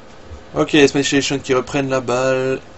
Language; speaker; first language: French; native; French